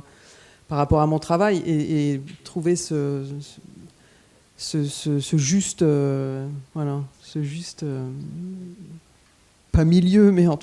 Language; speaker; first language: French; native; French